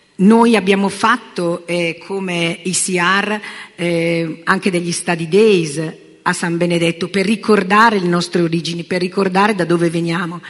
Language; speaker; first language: Italian; native; Italian